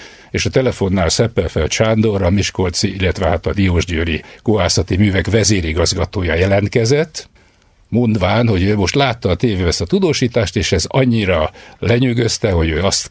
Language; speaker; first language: Hungarian; native; Hungarian